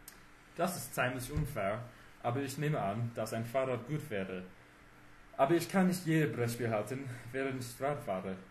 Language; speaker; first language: German; non-native, learner; English